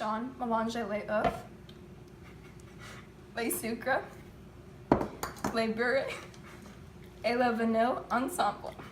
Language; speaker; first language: French; non-native, learner; English